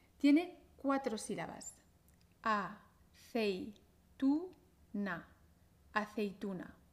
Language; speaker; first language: Spanish; native; Spanish